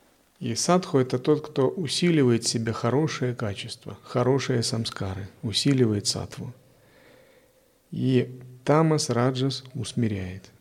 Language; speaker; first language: Russian; native; Russian